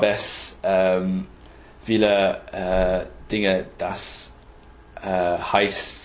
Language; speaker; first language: German; non-native, learner; English